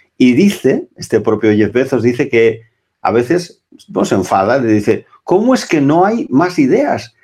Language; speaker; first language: Spanish; non-native, local second language; Catalan